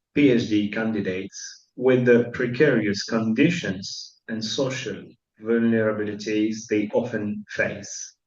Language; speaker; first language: English; non-native, fluent; French